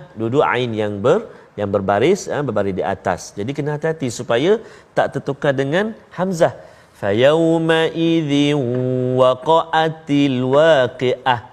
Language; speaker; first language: Malay; native; Malay